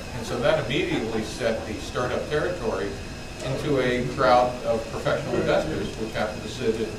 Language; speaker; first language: English; native; English